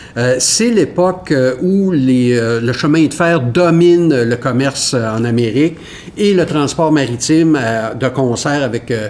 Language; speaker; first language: French; native; French